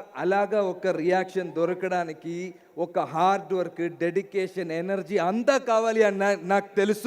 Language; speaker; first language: Telugu; non-native, learner; Malayalam